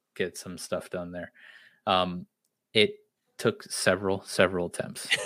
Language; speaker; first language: English; native; English